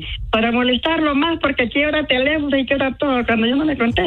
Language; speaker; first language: Spanish; native; Spanish